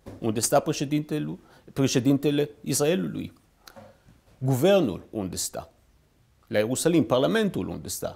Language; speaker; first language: Romanian; non-native, fluent; Hebrew